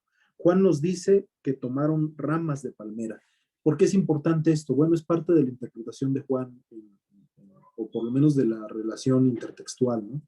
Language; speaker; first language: Spanish; native; Spanish